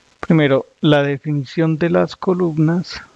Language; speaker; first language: Spanish; native; Spanish